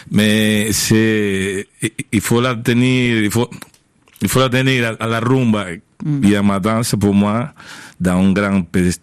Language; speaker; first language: French; non-native, fluent; Spanish